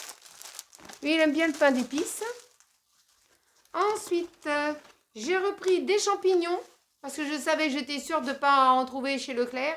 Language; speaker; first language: French; native; French